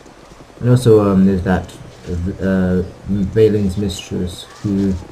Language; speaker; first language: English; native; English